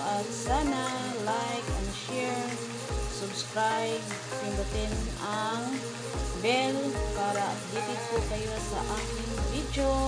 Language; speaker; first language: Filipino; non-native, local second language; Cebuano